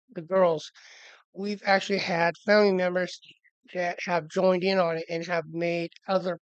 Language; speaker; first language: English; native; English